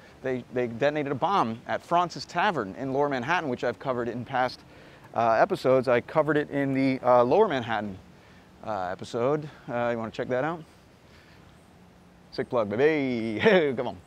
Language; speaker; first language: English; early bilingual, other home language; Spanish